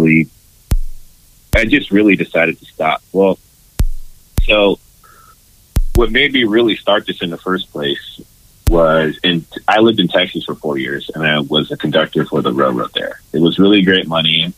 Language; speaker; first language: English; native; English